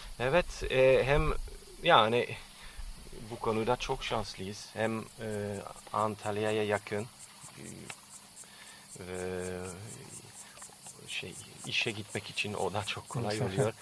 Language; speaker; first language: Turkish; non-native, fluent; French